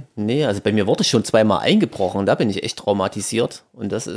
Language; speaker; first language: German; native; German